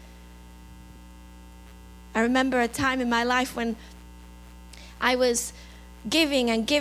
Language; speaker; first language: English; native; English